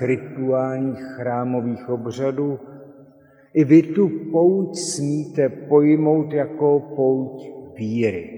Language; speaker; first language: Czech; native; Czech